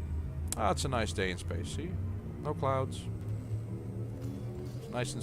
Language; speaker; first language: English; native; English